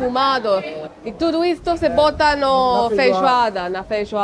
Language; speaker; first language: Portuguese; non-native, learner; English